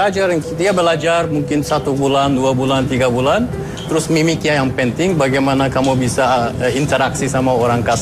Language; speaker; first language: Indonesian; non-native, fluent; Turkish